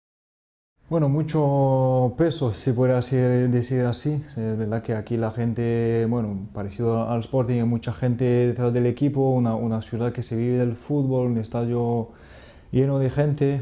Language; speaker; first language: Spanish; non-native, fluent; French